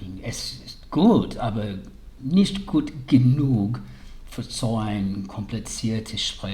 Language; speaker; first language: German; early bilingual, heritage; English